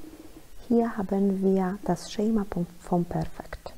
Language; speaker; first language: German; non-native, fluent; Polish